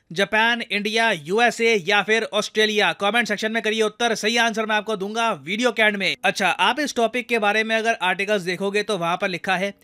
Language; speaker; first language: Hindi; native; Hindi